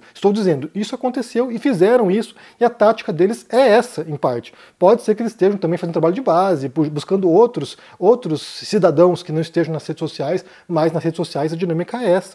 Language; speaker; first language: Portuguese; native; Portuguese